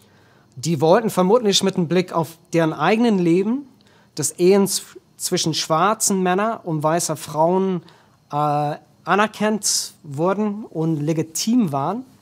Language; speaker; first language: German; non-native, fluent; English